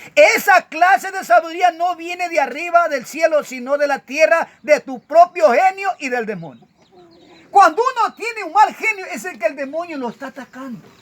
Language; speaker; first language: Spanish; native; Spanish